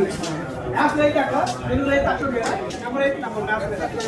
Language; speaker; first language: Telugu; native; Telugu